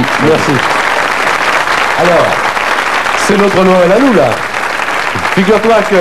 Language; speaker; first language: French; native; French